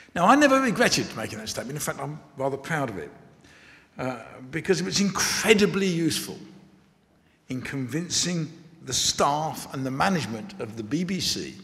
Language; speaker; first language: English; native; English